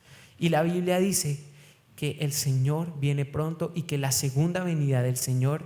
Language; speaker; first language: Spanish; native; Spanish